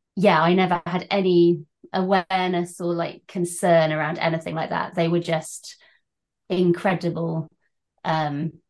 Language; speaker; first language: English; native; English